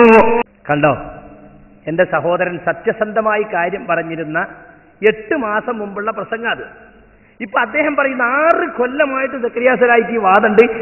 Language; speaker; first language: Malayalam; native; Malayalam